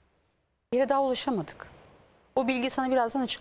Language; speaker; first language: Turkish; native; Turkish